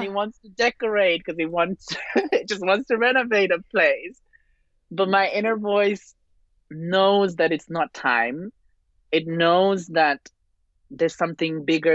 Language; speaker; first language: English; non-native, fluent; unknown